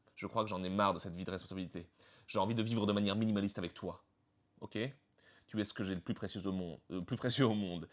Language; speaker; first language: French; native; French